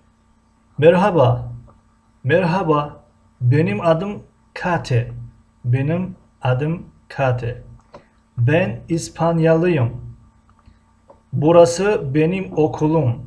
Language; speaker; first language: Turkish; non-native, fluent; Tajik